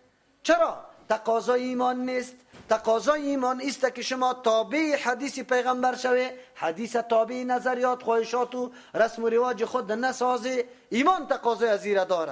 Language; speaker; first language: Persian; native; Persian